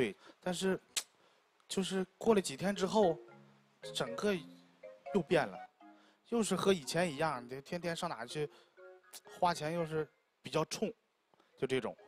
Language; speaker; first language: Chinese; native; Chinese